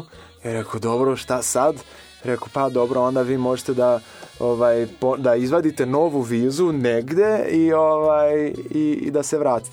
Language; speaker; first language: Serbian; non-native, fluent; Portuguese